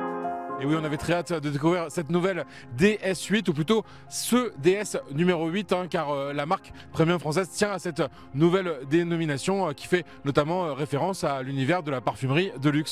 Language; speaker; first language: French; native; French